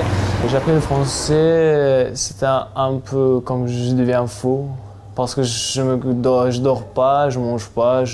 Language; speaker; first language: French; non-native, learner; Tajik